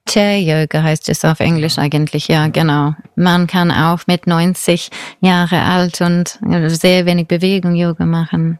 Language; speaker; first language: German; non-native, fluent; English